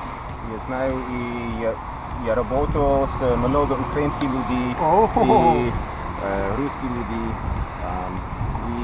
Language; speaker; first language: Russian; non-native, learner; English